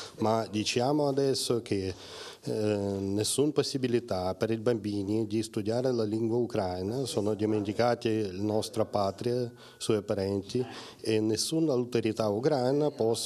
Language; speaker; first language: Italian; non-native, learner; Ukrainian